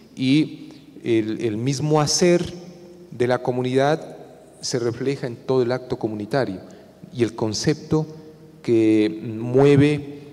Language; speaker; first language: Spanish; non-native, local second language; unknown